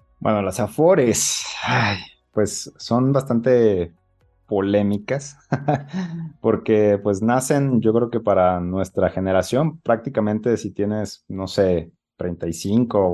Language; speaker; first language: Spanish; native; Spanish